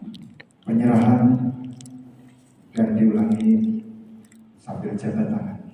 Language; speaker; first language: Indonesian; native; Indonesian